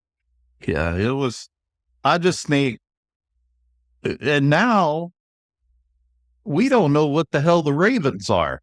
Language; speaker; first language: English; native; English